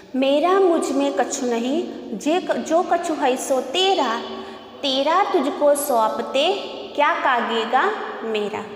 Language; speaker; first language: Hindi; non-native, local second language; Gujarati